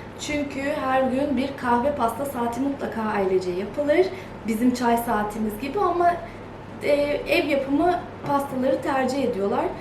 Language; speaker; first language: Turkish; early bilingual, heritage; Turkish